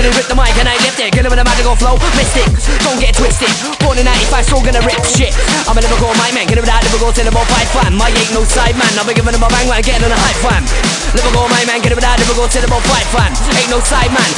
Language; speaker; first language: English; native; English